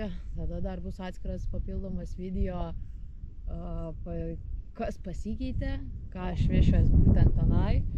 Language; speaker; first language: Lithuanian; native; Lithuanian